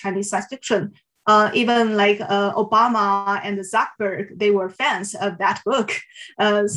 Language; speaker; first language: English; non-native, fluent; Chinese